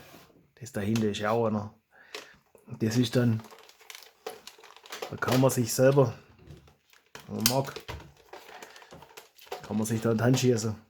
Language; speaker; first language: German; native; German